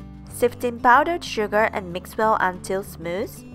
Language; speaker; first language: English; non-native, fluent; Japanese